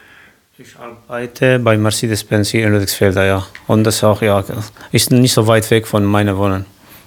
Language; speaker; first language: German; non-native, fluent; Arabic